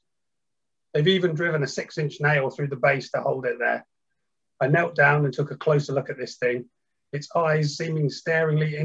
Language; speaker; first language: English; native; English